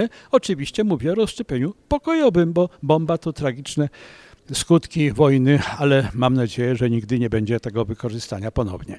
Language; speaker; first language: Polish; native; Polish